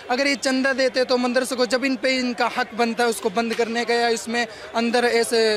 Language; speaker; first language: Hindi; native; Hindi